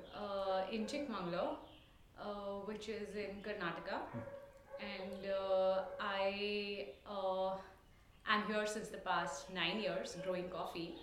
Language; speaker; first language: English; non-native, local second language; Tulu